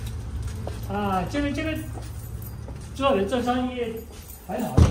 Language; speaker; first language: Chinese; non-native, learner; Cantonese